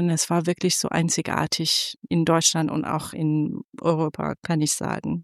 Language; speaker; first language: German; non-native, fluent; Persian